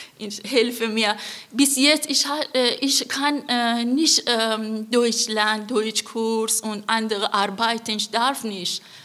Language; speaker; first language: German; non-native, learner; Persian